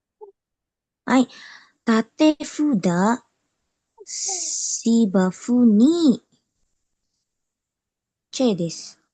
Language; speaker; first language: Japanese; non-native, learner; Indonesian